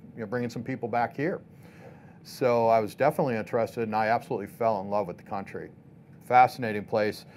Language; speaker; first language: English; native; English